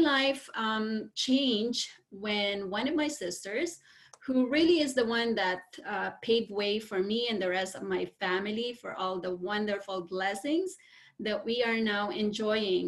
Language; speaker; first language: English; non-native, local second language; Filipino